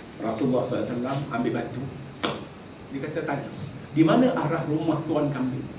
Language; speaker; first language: Malay; native; Malay